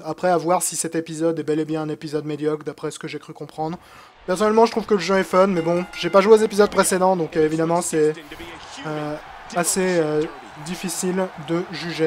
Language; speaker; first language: French; native; French